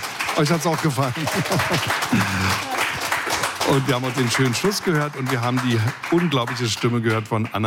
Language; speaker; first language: German; native; German